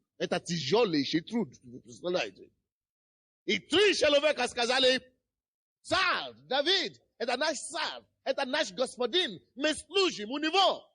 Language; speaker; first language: Russian; non-native, fluent; Yoruba